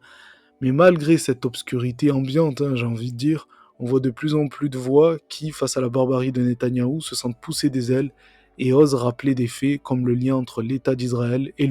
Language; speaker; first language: French; native; French